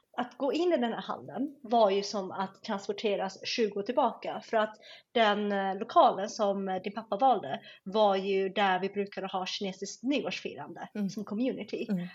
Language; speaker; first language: Swedish; early bilingual, other home language; Chinese